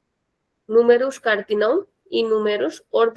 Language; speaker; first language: Portuguese; non-native, fluent; Hindi